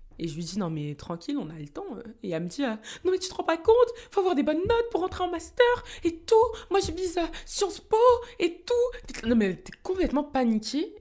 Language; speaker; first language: French; native; French